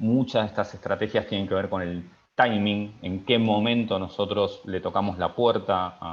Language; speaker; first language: Spanish; native; Spanish